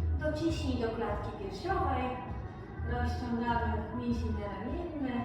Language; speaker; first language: Polish; native; Polish